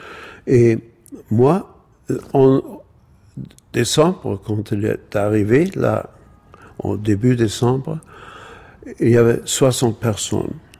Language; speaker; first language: French; non-native, fluent; German